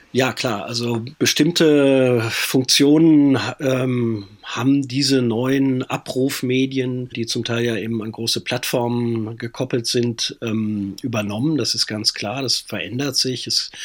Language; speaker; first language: German; native; German